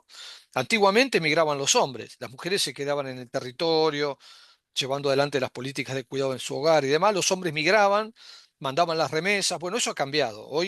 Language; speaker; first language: Spanish; native; Spanish